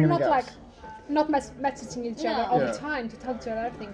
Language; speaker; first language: English; non-native, fluent; Icelandic